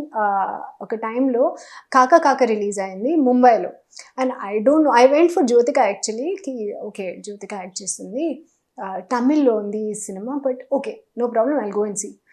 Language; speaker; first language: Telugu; non-native, learner; Hindi